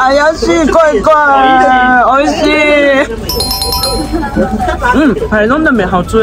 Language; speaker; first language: Chinese; non-native, learner; Japanese